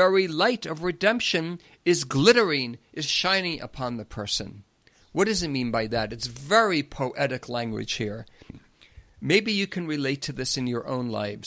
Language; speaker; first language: English; native; English